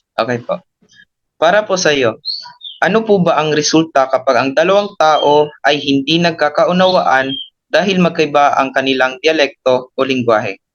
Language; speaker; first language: Filipino; non-native, local second language; Cebuano